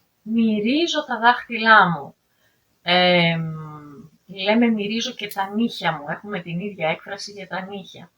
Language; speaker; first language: Greek; native; Greek